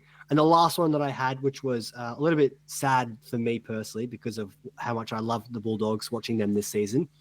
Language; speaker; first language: English; native; English